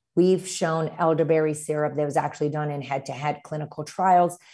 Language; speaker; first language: English; early bilingual, other home language; Romanian